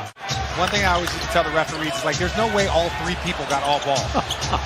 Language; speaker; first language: English; native; English